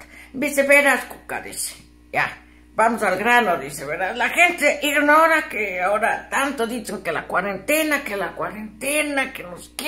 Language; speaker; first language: Spanish; native; Spanish